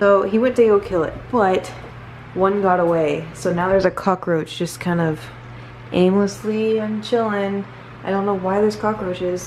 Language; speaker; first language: English; native; English